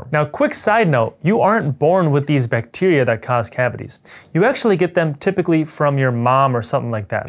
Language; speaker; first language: English; native; English